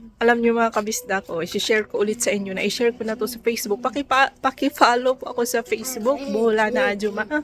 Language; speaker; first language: Filipino; non-native, local second language; Cebuano